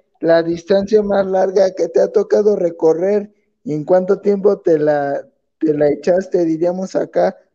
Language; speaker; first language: Spanish; native; Spanish